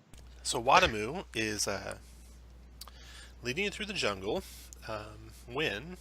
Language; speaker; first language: English; native; English